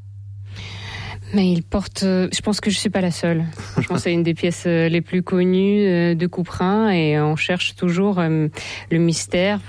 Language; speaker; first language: French; non-native, fluent; Ukrainian